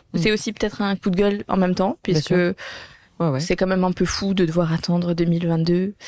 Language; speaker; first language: French; native; French